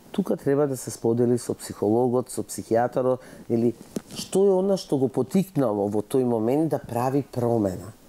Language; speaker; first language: Macedonian; native; Macedonian